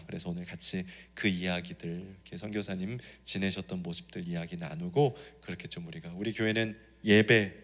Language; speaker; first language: Korean; native; Korean